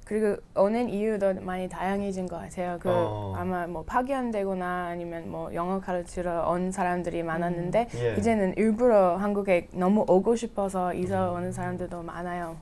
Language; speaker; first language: Korean; non-native, fluent; English